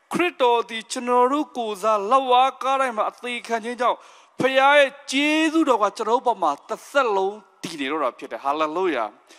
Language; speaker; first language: Burmese; non-native, local second language; S'gaw Karen